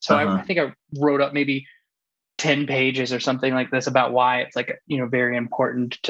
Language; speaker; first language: English; native; English